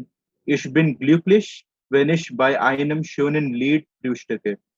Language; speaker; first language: German; non-native, learner; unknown